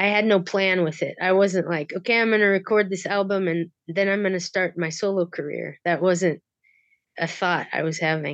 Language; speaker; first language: English; native; English